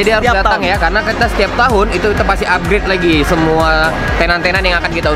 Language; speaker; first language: Indonesian; native; Indonesian